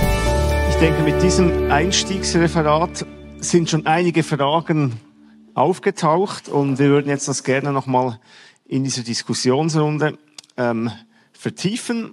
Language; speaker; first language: German; native; German